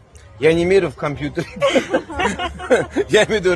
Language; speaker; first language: Russian; non-native, local second language; Turkmen